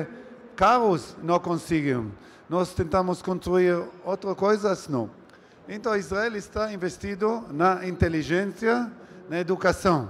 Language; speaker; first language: Portuguese; non-native, learner; Hebrew